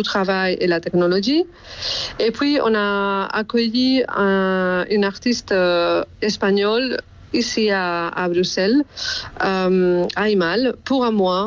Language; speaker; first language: French; non-native, fluent; Spanish